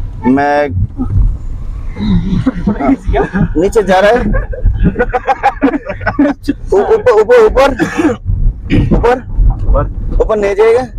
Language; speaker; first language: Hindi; non-native, learner; Bangla